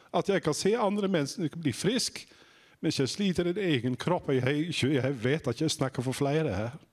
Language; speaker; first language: Norwegian; non-native, fluent; Dutch